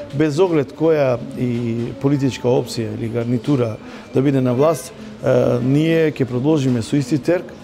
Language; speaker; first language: Macedonian; non-native, local second language; Romany